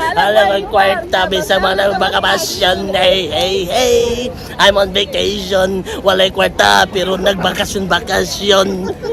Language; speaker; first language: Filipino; non-native, local second language; Cebuano